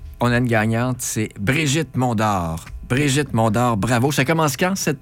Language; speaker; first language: French; native; French